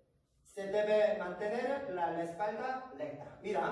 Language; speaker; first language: Spanish; non-native, learner; Korean